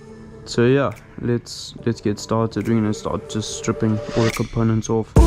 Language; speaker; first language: English; native; English